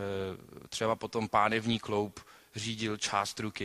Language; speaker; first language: Czech; native; Czech